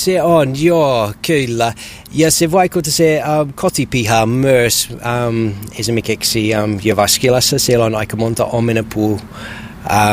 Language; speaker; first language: Finnish; non-native, learner; English